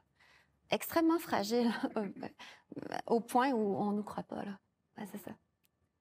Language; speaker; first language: French; native; French